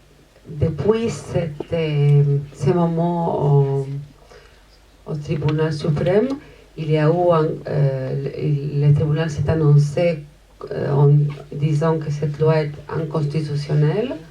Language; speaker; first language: French; non-native, fluent; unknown